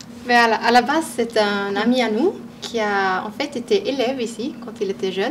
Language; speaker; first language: French; non-native, fluent; Swedish